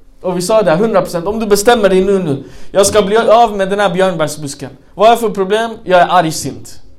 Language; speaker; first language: Swedish; non-native, fluent; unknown